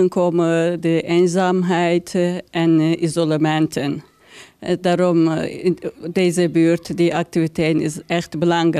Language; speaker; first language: Dutch; non-native, learner; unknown